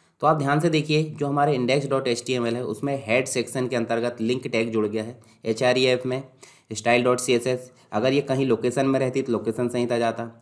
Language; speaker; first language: Hindi; native; Hindi